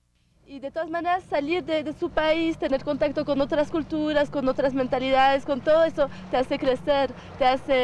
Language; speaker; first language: Spanish; non-native, fluent; French